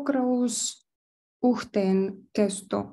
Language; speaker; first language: Finnish; non-native, learner; Russian